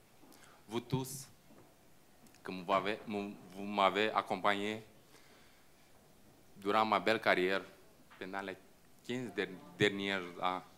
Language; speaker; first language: French; non-native, fluent; Romanian